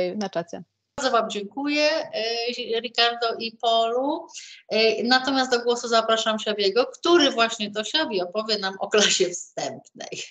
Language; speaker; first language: Polish; native; Polish